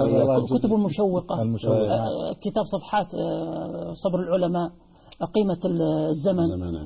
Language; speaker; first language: Arabic; native; Arabic